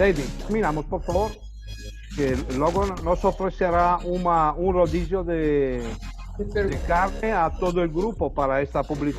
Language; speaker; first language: Portuguese; non-native, fluent; Italian